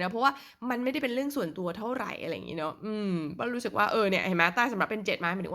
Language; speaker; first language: Thai; native; Thai